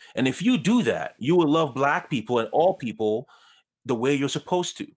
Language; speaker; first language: English; early bilingual, other home language; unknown